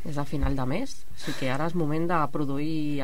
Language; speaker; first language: Catalan; native; Catalan